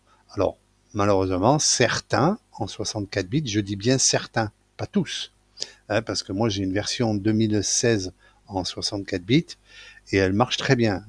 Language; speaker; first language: French; native; French